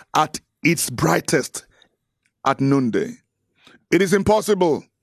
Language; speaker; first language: English; non-native, local second language; Yoruba